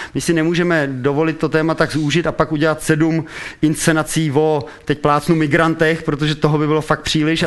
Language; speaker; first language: Czech; native; Czech